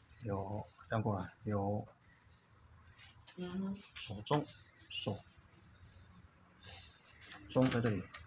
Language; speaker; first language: Chinese; native; Chinese